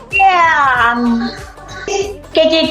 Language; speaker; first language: English; non-native, learner; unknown